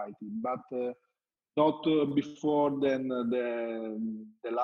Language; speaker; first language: English; non-native, learner; Italian